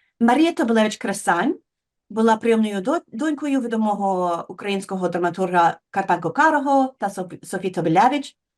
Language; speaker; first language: Ukrainian; non-native, fluent; English